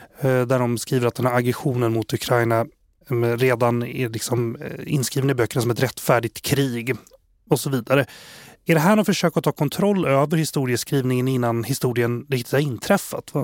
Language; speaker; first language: Swedish; native; Swedish